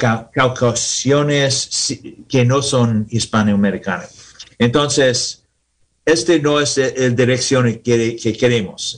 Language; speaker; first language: Spanish; non-native, learner; English